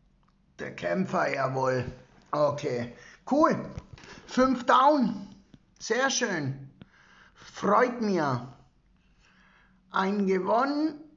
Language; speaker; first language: German; native; German